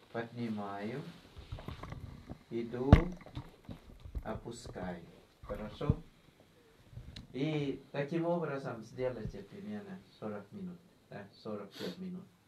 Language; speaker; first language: Russian; non-native, learner; Thai